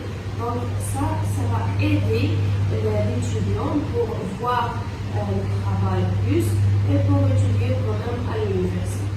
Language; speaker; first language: French; non-native, local second language; Arabic